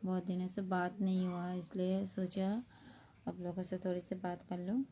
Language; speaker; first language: Hindi; non-native, local second language; Bangla